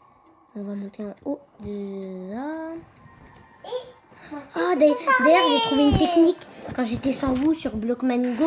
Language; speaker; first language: French; native; French